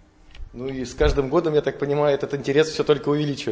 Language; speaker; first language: Russian; native; Russian